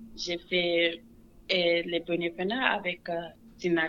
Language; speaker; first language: French; non-native, local second language; Wolof